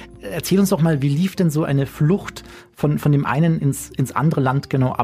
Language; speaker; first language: German; native; German